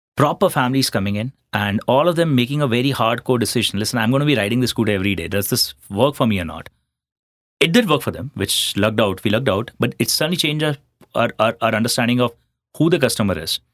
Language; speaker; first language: English; non-native, local second language; Hindi